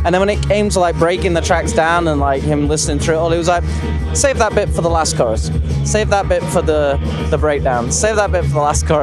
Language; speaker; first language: English; native; English